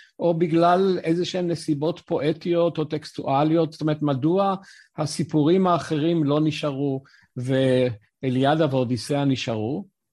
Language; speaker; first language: Hebrew; native; Hebrew